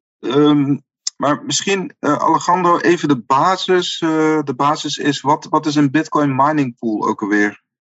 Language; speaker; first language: Dutch; native; Dutch